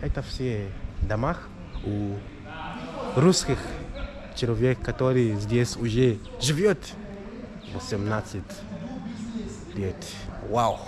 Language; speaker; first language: Russian; non-native, learner; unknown